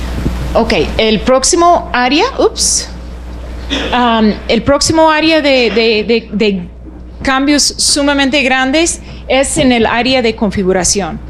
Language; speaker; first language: Spanish; non-native, fluent; English